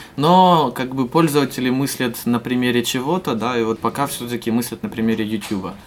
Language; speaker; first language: Russian; native; Russian